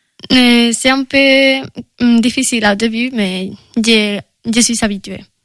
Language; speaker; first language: French; non-native, fluent; Spanish